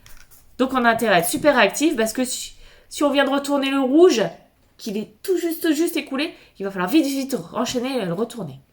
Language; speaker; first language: French; native; French